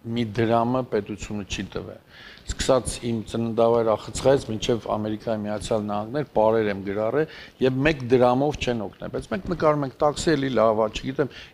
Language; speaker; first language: Armenian; native; Armenian